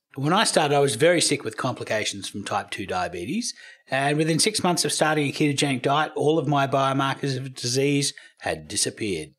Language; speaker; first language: English; native; English